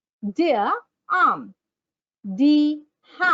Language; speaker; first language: German; non-native, fluent; Bangla